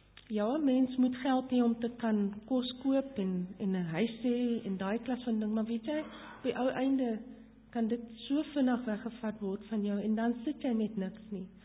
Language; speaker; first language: Afrikaans; non-native, local second language; English